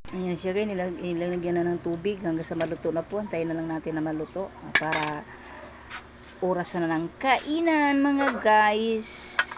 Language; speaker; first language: Filipino; non-native, local second language; Cebuano